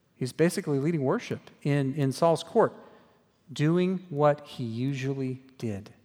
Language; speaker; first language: English; native; English